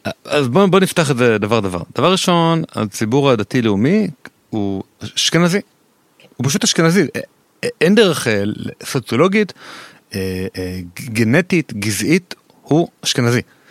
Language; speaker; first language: Hebrew; native; Hebrew